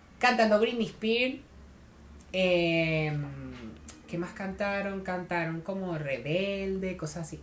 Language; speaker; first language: Spanish; native; Spanish